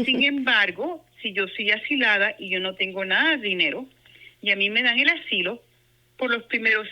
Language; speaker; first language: Spanish; non-native, local second language; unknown